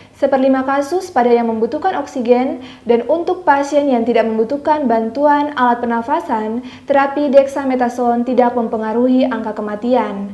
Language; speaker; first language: Indonesian; native; Indonesian